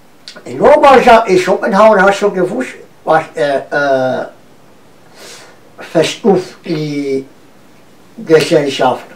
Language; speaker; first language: German; non-native, learner; Romanian